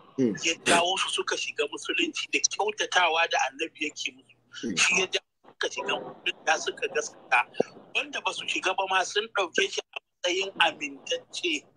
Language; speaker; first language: Hausa; native; Hausa